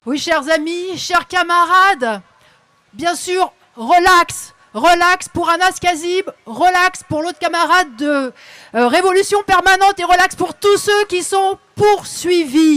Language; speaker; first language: French; native; French